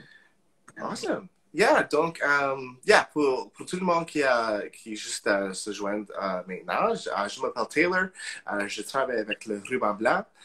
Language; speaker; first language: French; non-native, local second language; English